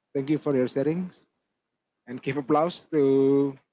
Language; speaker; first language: English; non-native, learner; Indonesian